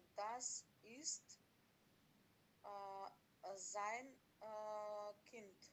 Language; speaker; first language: German; non-native, learner; Macedonian